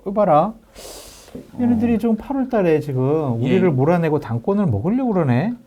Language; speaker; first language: Korean; native; Korean